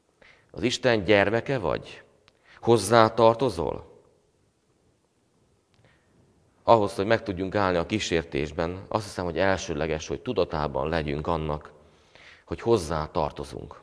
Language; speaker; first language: Hungarian; native; Hungarian